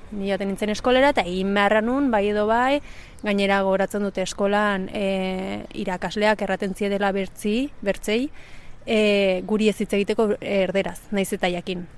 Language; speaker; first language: Basque; early bilingual, other home language; Spanish